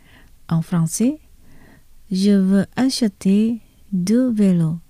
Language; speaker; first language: French; non-native, fluent; Indonesian